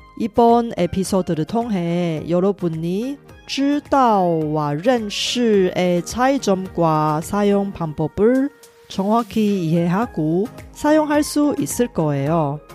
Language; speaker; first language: Korean; non-native, fluent; Chinese